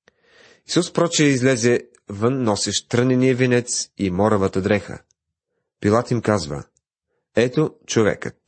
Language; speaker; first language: Bulgarian; native; Bulgarian